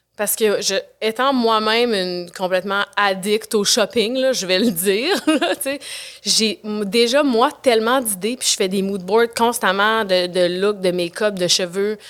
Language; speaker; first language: French; native; French